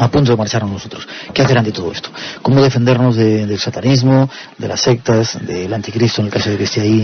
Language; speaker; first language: Spanish; native; Spanish